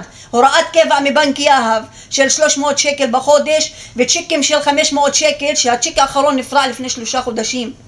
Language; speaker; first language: Hebrew; non-native, local second language; Arabic